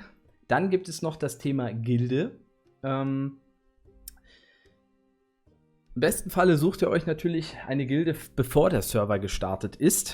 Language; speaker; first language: German; native; German